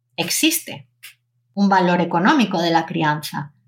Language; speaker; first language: Spanish; native; Spanish